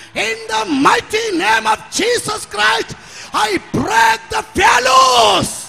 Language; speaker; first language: English; non-native, local second language; Kannada